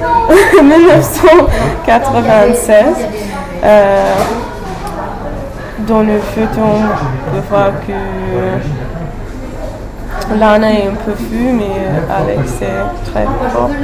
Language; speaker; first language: French; non-native, learner; English